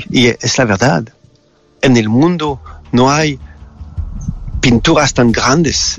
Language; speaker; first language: Spanish; non-native, fluent; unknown